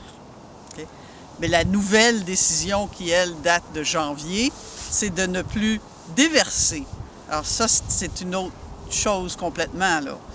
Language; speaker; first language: French; native; French